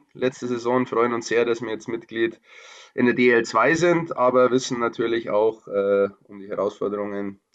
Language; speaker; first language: German; native; German